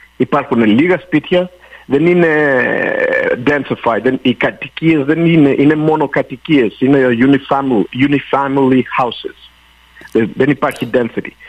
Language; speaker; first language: Greek; early bilingual, heritage; Greek